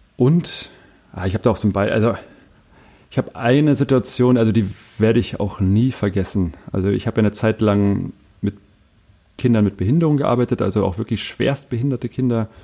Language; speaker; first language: German; native; German